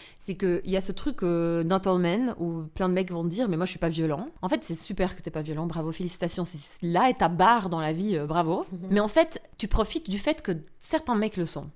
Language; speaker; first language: French; non-native, fluent; Albanian